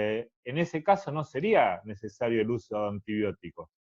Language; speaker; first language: Spanish; native; Spanish